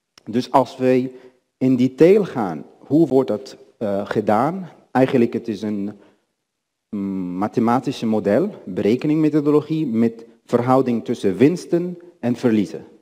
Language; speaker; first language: Dutch; non-native, fluent; Arabic